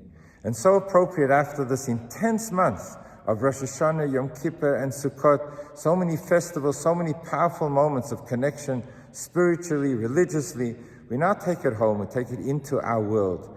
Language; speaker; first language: English; native; English